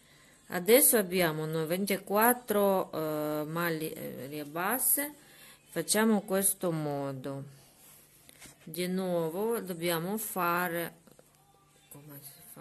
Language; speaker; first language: Italian; non-native, learner; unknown